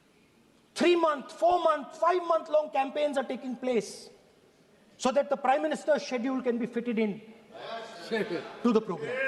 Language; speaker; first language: English; non-native, local second language; Hindi